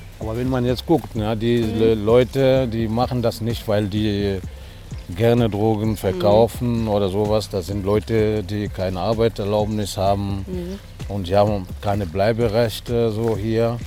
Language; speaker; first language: German; non-native, fluent; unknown